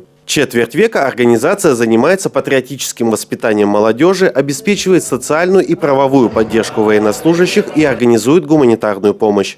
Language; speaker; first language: Russian; native; Russian